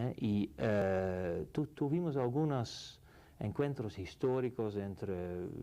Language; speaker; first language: Spanish; non-native, fluent; Dutch